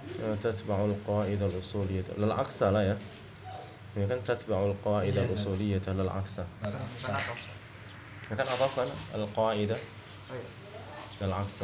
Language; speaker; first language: Arabic; non-native, fluent; Indonesian